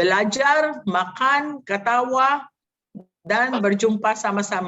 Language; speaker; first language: Indonesian; non-native, learner; Filipino